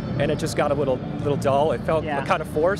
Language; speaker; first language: English; native; English